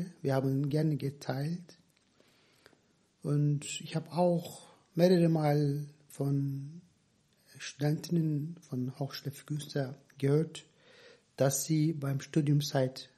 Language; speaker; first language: German; non-native, fluent; Turkish